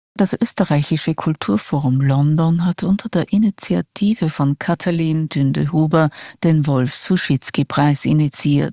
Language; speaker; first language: German; native; German